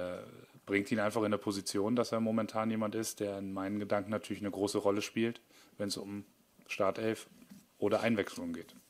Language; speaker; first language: German; native; German